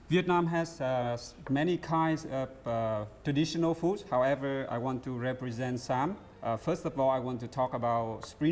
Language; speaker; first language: English; non-native, learner; Vietnamese